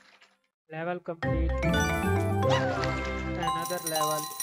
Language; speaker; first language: English; non-native, learner; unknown